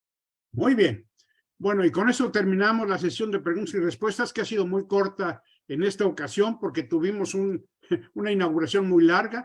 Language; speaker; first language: Spanish; native; Spanish